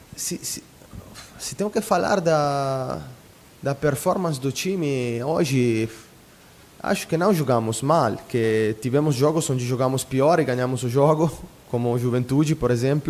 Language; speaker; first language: Portuguese; non-native, fluent; Italian